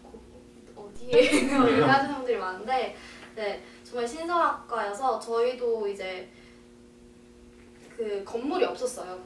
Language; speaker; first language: Korean; early bilingual, heritage; Korean